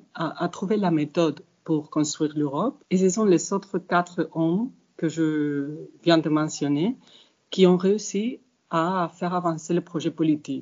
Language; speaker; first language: French; non-native, fluent; Spanish